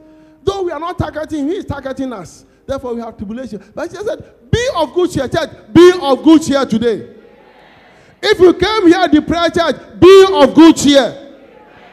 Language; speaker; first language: English; non-native, local second language; Akan